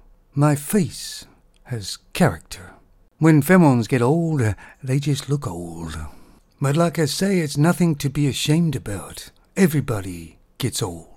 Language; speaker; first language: English; native; English